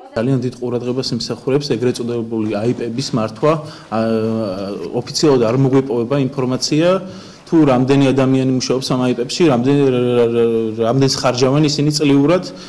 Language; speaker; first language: Georgian; native; Georgian